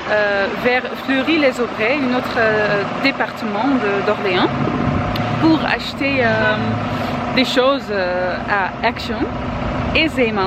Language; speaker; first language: French; non-native, learner; Dutch